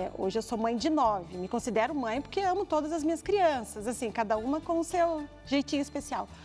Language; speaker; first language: Portuguese; native; Portuguese